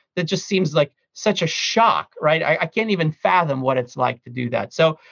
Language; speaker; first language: English; early bilingual, other home language; Russian